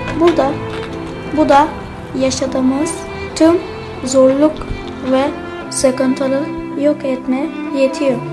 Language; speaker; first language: Turkish; early bilingual, other home language; Arabic